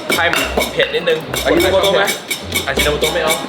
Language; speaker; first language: Thai; non-native, fluent; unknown